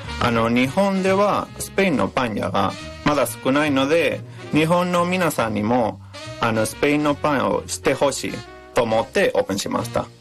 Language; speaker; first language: Japanese; non-native, fluent; Spanish